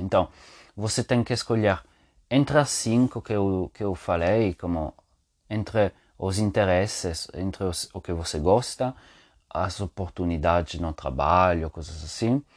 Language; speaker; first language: Portuguese; non-native, learner; Spanish